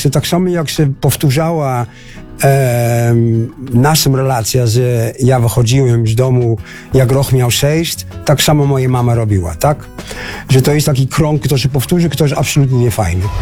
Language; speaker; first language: Polish; non-native, fluent; Dutch